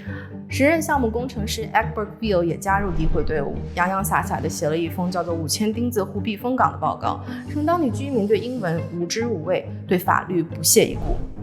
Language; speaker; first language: Chinese; native; Chinese